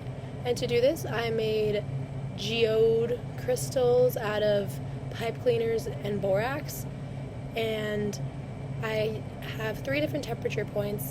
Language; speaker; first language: English; native; English